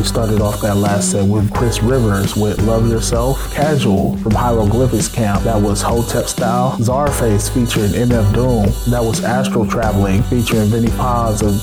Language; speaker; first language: English; native; English